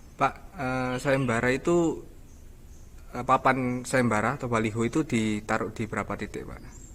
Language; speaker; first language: Indonesian; native; Indonesian